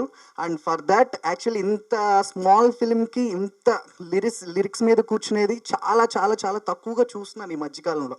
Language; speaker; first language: Telugu; native; Telugu